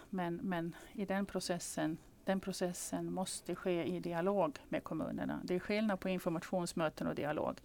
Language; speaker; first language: Swedish; native; Swedish